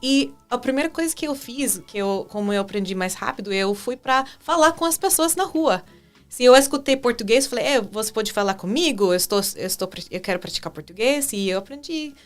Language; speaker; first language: Portuguese; non-native, fluent; English